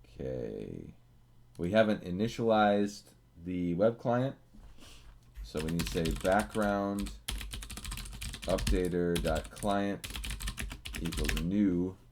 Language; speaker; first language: English; native; English